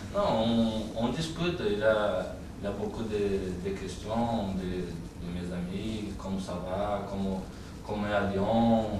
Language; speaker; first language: French; non-native, learner; Portuguese